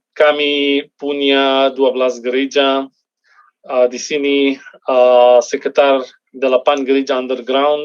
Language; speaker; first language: Indonesian; non-native, fluent; Arabic